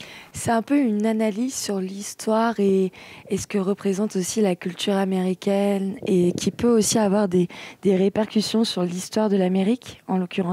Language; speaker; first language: French; native; French